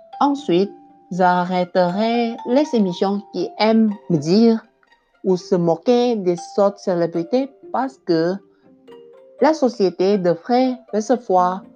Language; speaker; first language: French; non-native, learner; Indonesian